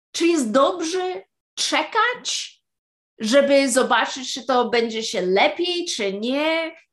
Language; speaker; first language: Polish; early bilingual, heritage; Polish